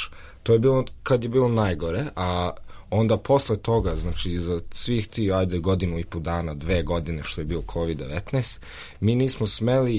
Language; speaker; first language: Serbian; early bilingual, heritage; Serbian